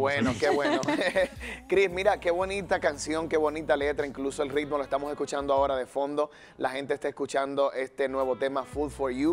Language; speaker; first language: Spanish; native; Spanish